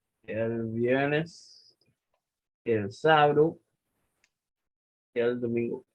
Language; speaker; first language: Spanish; non-native, learner; English